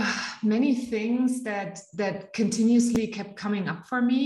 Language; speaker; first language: English; non-native, fluent; German